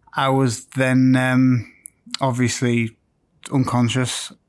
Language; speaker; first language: English; native; English